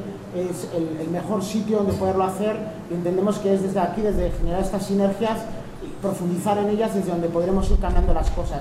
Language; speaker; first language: Spanish; native; Spanish